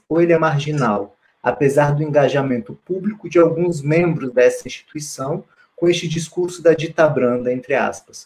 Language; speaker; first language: Portuguese; native; Portuguese